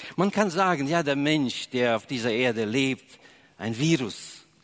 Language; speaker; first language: German; early bilingual, other home language; Russian